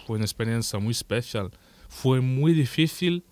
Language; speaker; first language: Spanish; non-native, learner; French